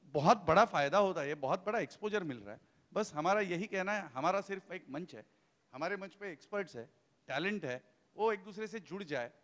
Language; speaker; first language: Hindi; native; Hindi